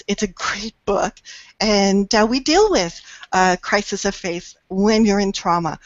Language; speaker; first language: English; native; English